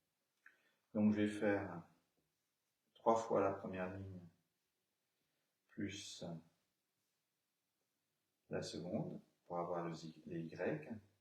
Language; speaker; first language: French; native; French